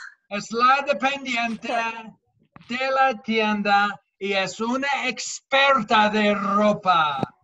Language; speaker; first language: Spanish; non-native, fluent; English